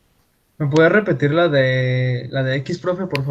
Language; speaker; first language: Spanish; native; Spanish